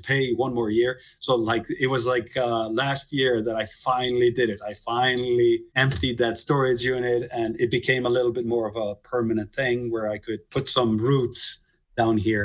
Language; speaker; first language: English; non-native, fluent; Icelandic